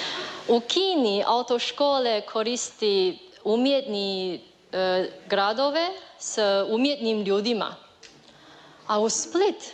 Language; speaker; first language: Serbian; non-native, learner; Chinese